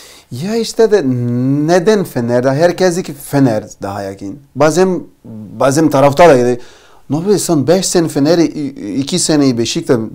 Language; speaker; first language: Turkish; non-native, learner; Portuguese